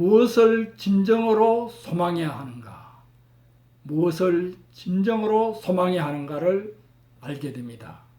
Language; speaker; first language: Korean; native; Korean